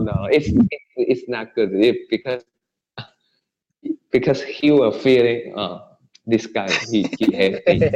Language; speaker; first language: English; non-native, learner; Chinese